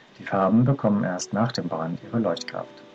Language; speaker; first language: German; native; German